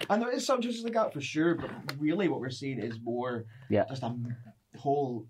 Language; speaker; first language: English; native; English